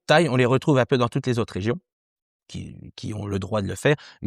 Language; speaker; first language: French; native; French